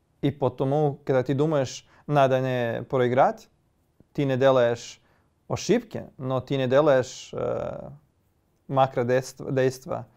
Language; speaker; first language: Russian; non-native, learner; Serbian